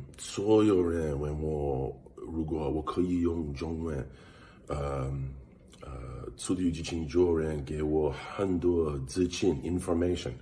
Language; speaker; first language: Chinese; non-native, learner; English